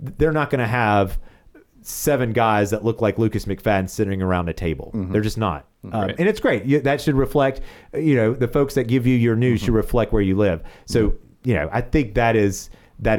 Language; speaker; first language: English; native; English